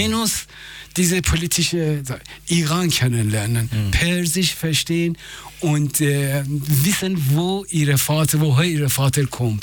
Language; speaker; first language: German; non-native, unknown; Persian